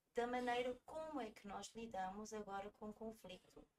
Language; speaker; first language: Portuguese; early bilingual, heritage; German